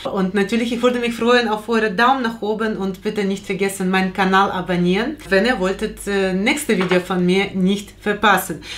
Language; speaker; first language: German; non-native, fluent; Russian